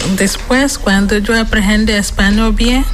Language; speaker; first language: Spanish; non-native, learner; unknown